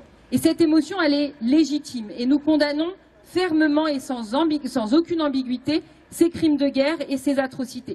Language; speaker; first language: French; native; French